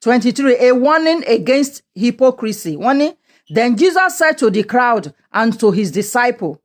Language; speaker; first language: English; non-native, local second language; Yoruba